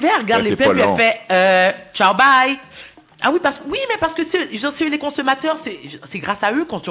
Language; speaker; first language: French; native; French